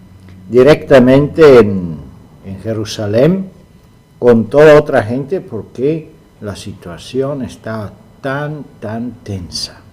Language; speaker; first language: Spanish; non-native, fluent; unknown